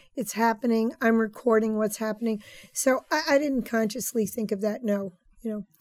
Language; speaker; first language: English; native; English